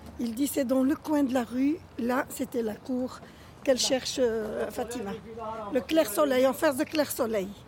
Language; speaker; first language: French; early bilingual, other home language; Arabic